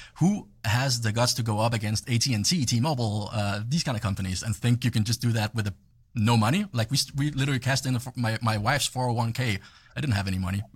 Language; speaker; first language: English; non-native, fluent; Danish